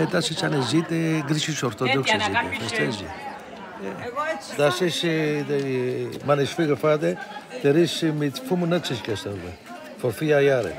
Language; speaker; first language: German; non-native, fluent; Greek